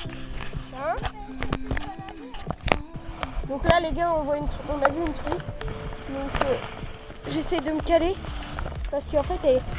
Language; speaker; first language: French; native; French